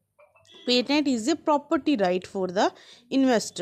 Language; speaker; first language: English; non-native, local second language; Hindi